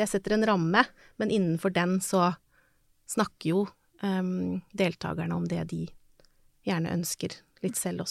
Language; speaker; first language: Norwegian; native; Norwegian